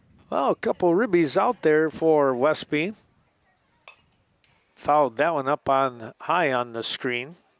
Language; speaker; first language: English; native; English